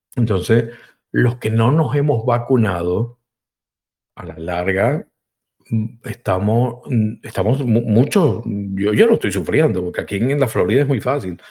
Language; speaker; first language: Spanish; native; Spanish